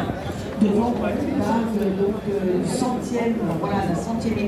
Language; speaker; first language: French; native; French